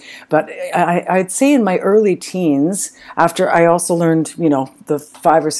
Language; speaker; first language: English; native; English